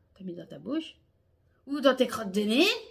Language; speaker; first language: French; native; French